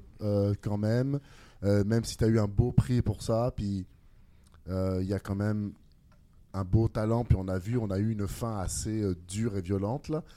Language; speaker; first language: French; native; French